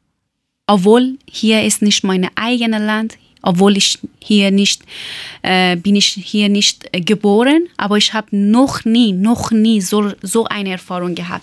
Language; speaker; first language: German; non-native, learner; Persian